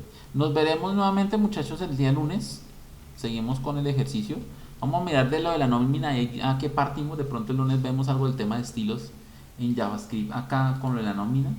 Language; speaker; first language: Spanish; native; Spanish